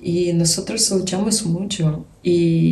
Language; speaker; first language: Spanish; non-native, learner; Ukrainian